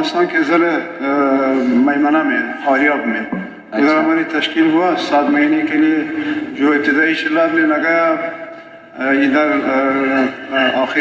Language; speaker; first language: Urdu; non-native, local second language; Pashto